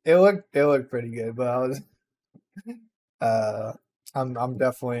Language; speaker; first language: English; native; English